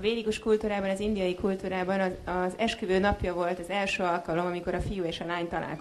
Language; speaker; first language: Hungarian; native; Hungarian